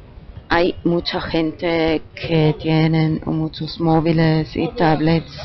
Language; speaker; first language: Spanish; non-native, fluent; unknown